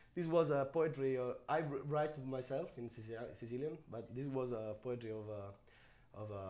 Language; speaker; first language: English; non-native, learner; Italian